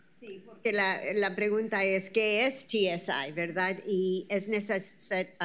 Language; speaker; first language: Spanish; early bilingual, heritage; Spanish